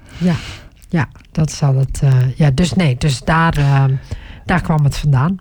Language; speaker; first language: Dutch; early bilingual, other home language; Turkish